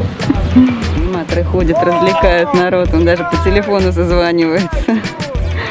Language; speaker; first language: Russian; native; Russian